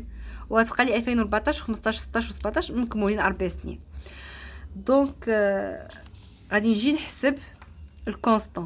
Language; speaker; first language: Arabic; native; Arabic